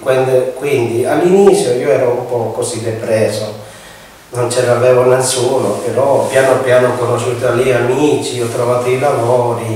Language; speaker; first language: Italian; non-native, fluent; Spanish